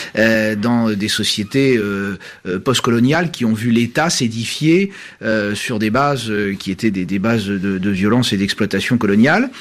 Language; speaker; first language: French; native; French